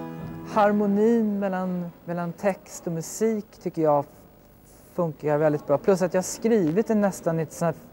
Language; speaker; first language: Swedish; native; Swedish